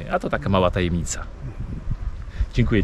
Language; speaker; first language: Polish; native; Polish